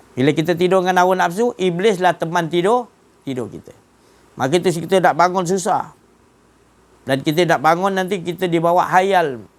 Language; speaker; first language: Malay; native; Malay